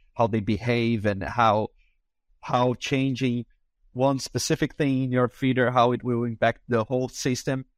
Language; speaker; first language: English; non-native, fluent; Portuguese